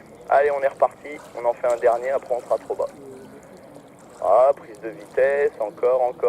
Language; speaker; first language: French; native; French